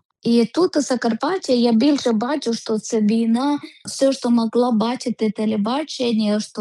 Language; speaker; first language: Ukrainian; non-native, learner; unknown